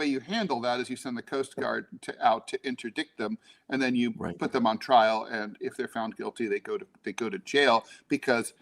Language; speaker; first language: English; native; English